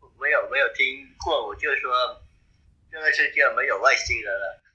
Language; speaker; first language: Chinese; non-native, learner; Vietnamese